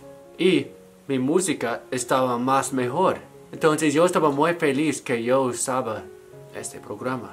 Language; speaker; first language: Spanish; non-native, learner; English